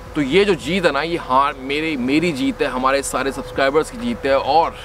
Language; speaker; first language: Hindi; native; Hindi